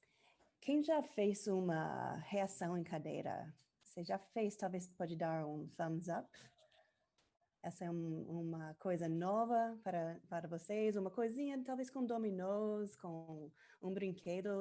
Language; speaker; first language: Portuguese; non-native, learner; English